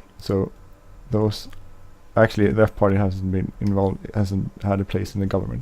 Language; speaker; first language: English; non-native, fluent; Swedish